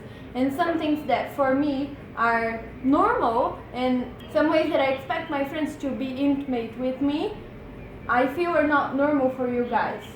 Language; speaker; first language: English; non-native, fluent; Portuguese